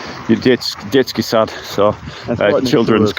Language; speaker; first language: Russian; non-native, learner; English